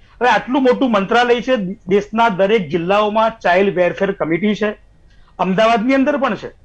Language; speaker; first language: Gujarati; native; Gujarati